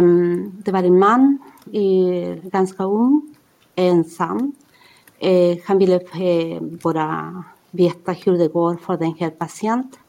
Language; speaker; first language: Swedish; non-native, fluent; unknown